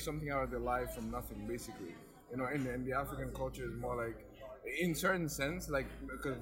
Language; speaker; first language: English; non-native, fluent; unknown